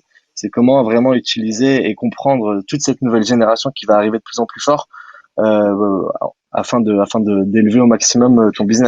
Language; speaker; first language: French; native; French